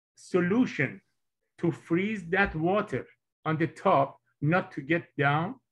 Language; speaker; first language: English; non-native, fluent; Persian